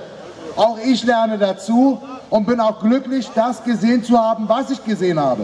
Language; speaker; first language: German; early bilingual, other home language; Arabic